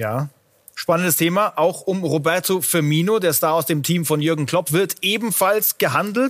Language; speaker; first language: German; native; German